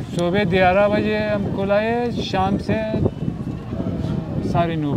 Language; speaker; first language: Hindi; non-native, learner; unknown